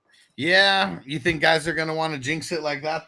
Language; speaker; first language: English; native; English